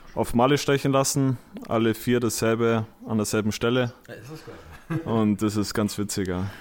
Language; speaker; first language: German; native; German